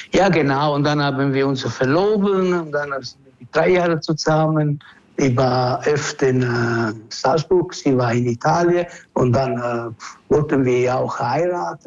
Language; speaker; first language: German; non-native, learner; Italian